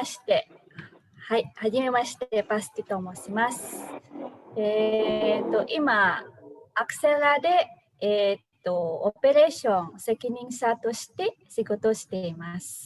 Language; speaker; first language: Japanese; non-native, fluent; Indonesian